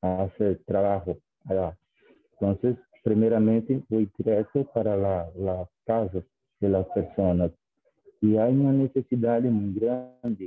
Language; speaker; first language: Spanish; non-native, fluent; Portuguese